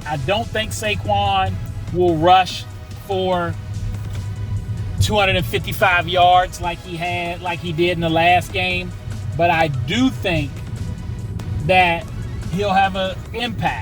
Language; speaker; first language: English; native; English